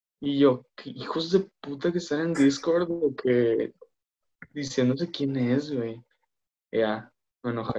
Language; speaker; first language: Spanish; native; Spanish